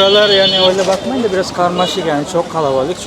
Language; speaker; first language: Turkish; non-native, fluent; Bangla